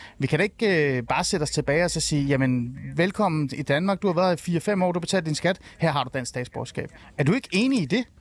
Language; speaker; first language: Danish; early bilingual, other home language; Persian